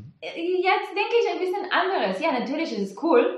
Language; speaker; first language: German; non-native, fluent; Hebrew